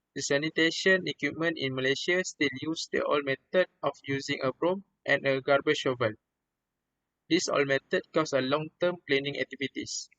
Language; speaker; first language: English; non-native, local second language; Malay